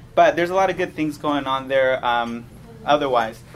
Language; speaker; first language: English; early bilingual, other home language; Spanish